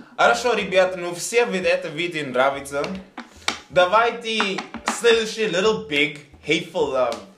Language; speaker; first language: Russian; non-native, learner; English